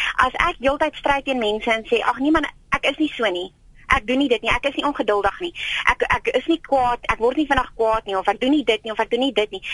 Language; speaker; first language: Afrikaans; native; Afrikaans